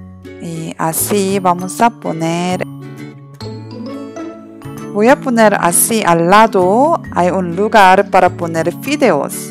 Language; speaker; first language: Spanish; non-native, learner; Korean